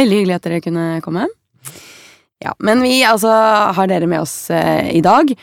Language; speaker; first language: Norwegian; native; Norwegian